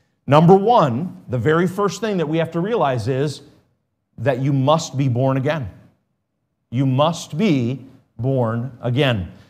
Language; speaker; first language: English; native; English